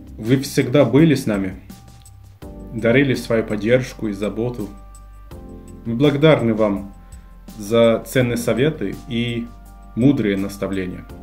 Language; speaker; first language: Russian; non-native, fluent; English